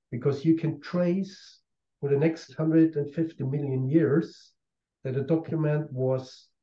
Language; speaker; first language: English; non-native, fluent; German